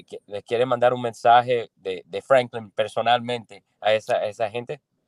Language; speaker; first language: Spanish; non-native, fluent; English